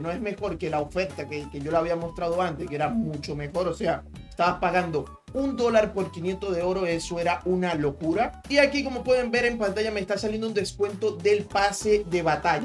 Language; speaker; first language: Spanish; native; Spanish